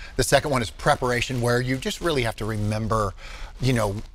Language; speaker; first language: English; native; English